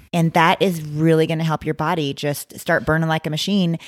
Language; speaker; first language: English; native; English